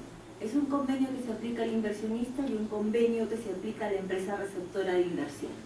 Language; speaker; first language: Spanish; native; Spanish